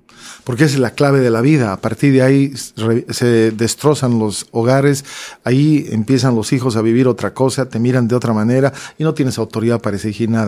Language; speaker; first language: Spanish; native; Spanish